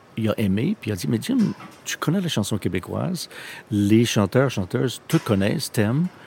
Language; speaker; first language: French; non-native, local second language; English